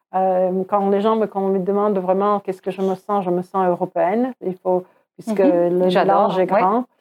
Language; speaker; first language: French; non-native, fluent; Croatian